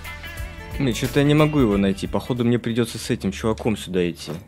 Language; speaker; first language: Russian; native; Russian